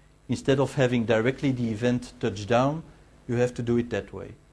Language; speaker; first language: English; non-native, fluent; Dutch